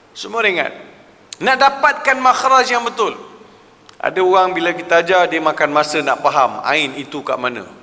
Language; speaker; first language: Malay; non-native, local second language; Tamil